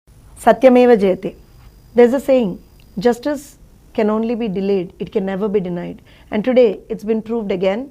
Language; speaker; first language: English; non-native, local second language; Telugu